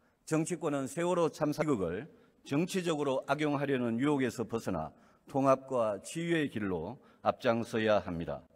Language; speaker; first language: Korean; native; Korean